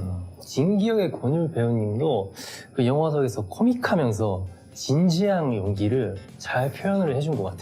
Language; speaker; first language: Korean; non-native, fluent; Japanese